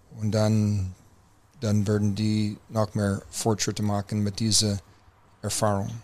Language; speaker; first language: German; non-native, fluent; English